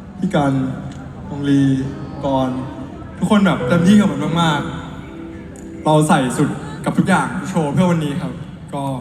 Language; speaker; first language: Thai; native; Thai